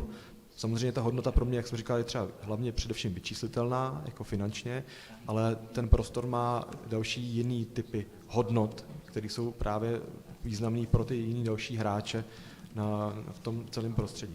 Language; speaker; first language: Czech; native; Czech